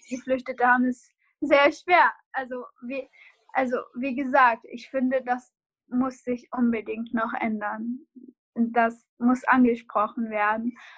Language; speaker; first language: German; non-native, fluent; Arabic